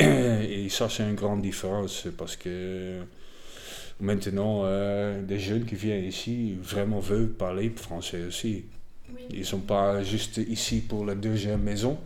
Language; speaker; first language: French; non-native, fluent; Dutch